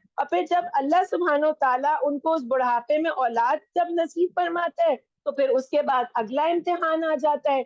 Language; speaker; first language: Urdu; non-native, local second language; Punjabi